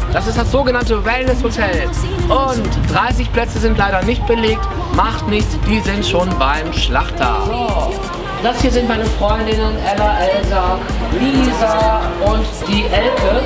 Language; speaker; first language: German; native; German